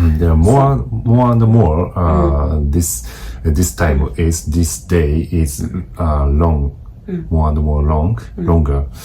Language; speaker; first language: English; non-native, learner; Japanese